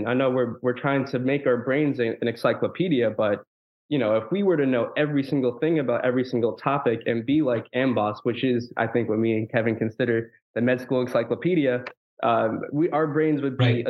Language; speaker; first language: English; native; English